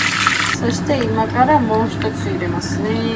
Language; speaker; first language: Japanese; non-native, learner; Georgian